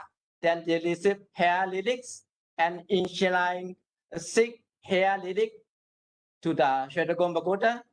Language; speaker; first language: English; non-native, learner; Burmese